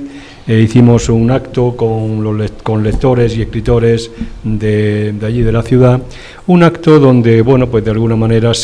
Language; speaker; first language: Spanish; native; Spanish